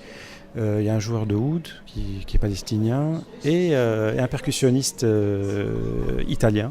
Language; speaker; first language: French; non-native, local second language; Arabic